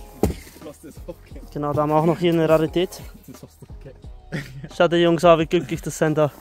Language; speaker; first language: German; native; German